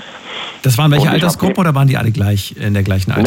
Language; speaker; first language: German; native; German